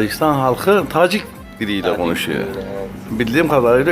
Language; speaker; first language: Turkish; native; Turkish